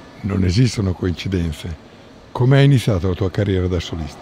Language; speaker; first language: Italian; native; Italian